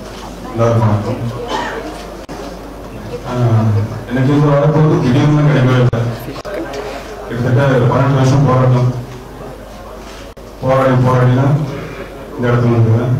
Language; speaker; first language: Tamil; native; Tamil